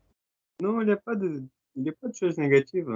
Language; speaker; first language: French; non-native, fluent; Portuguese